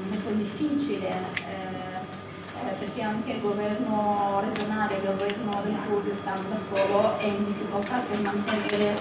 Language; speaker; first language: Italian; non-native, fluent; Kurdish